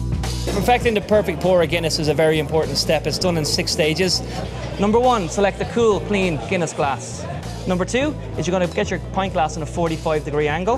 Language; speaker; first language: English; native; English